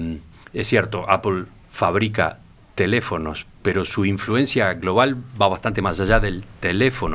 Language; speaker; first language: Spanish; native; Spanish